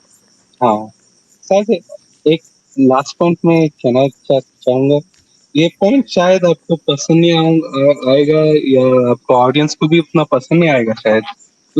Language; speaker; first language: Hindi; non-native, local second language; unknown